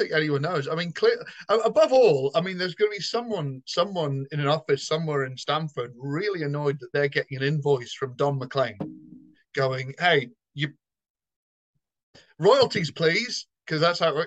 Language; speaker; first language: English; native; English